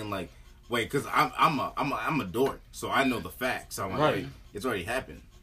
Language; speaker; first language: English; native; English